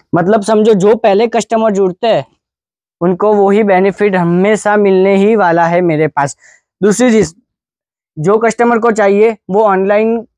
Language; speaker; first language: Hindi; non-native, local second language; Gujarati